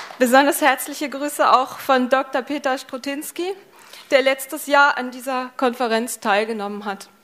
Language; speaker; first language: German; native; German